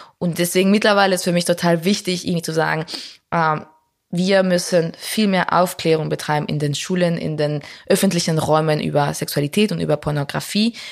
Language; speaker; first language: German; non-native, fluent; Spanish